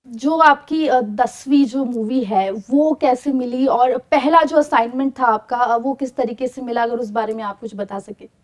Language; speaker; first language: Hindi; native; Hindi